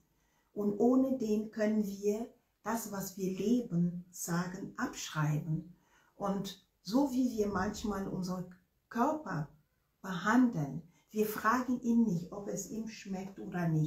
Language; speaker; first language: German; non-native, fluent; Ewe